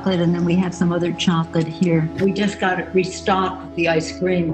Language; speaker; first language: English; native; English